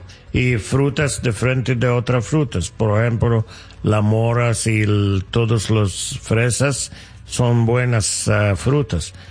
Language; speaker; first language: Spanish; non-native, learner; English